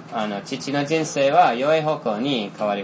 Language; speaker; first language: Japanese; non-native, fluent; Finnish